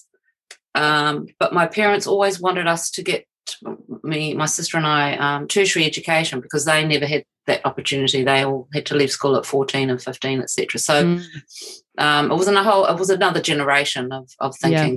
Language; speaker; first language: English; native; English